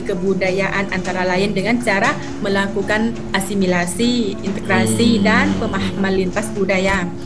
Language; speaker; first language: Indonesian; non-native, fluent; Thai